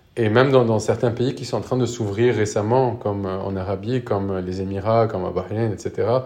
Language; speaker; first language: French; non-native, local second language; Arabic